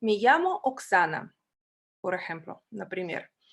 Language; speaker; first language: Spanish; non-native, fluent; Russian